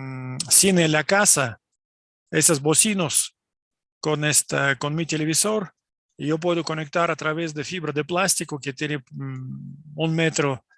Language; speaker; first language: Spanish; non-native, fluent; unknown